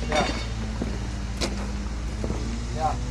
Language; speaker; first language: English; non-native, learner; Chinese